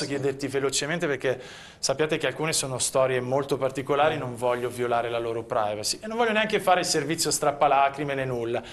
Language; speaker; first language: Italian; native; Italian